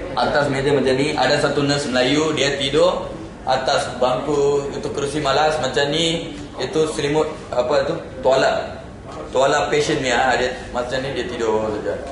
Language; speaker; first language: Malay; non-native, local second language; Tamil